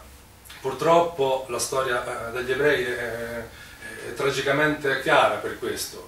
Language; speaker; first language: Italian; native; Italian